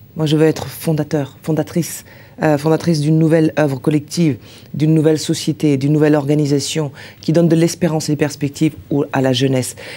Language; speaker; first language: French; native; French